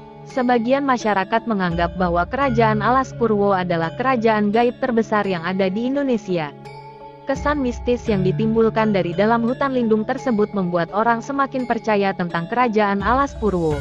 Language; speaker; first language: Indonesian; native; Indonesian